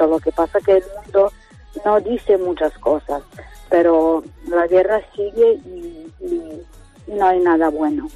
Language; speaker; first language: Spanish; non-native, fluent; Ukrainian